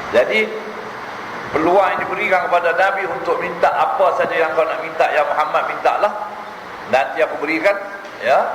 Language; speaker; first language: Malay; native; Malay